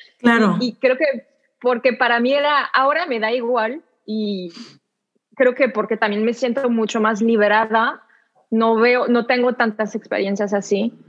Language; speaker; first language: Spanish; non-native, fluent; French